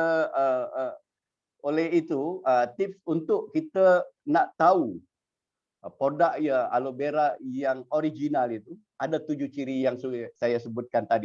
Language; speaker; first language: Malay; native; Malay